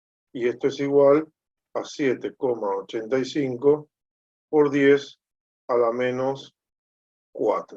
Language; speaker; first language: Spanish; native; Spanish